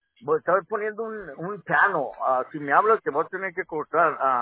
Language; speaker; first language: Spanish; native; Spanish